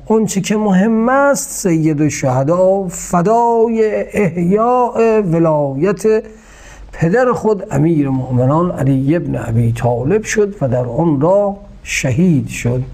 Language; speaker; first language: Persian; native; Persian